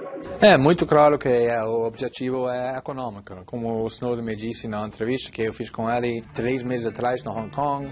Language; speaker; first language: Portuguese; non-native, fluent; English